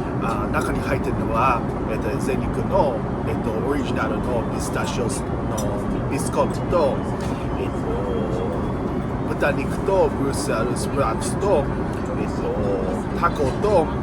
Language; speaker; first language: Japanese; non-native, learner; English